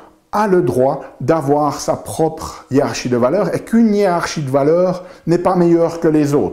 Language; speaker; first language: French; native; French